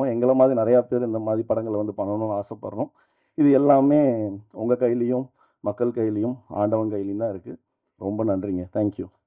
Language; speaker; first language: Tamil; native; Tamil